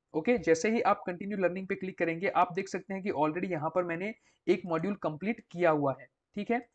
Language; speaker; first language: Hindi; non-native, local second language; Gujarati